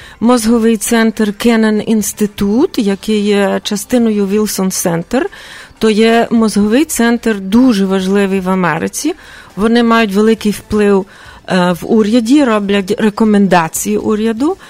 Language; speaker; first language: Ukrainian; early bilingual, heritage; Ukrainian